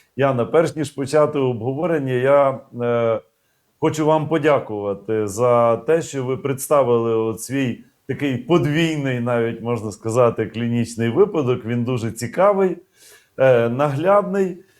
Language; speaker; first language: Ukrainian; native; Ukrainian